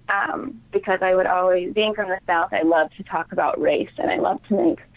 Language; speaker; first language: English; native; English